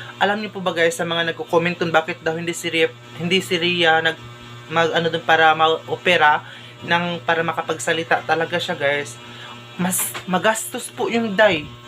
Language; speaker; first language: Filipino; non-native, local second language; Cebuano